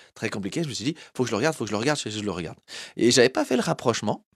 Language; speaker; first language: French; early bilingual, other home language; Portuguese